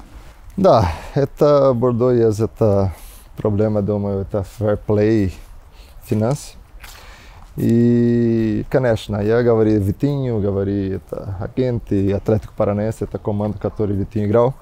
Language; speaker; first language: Russian; non-native, learner; Portuguese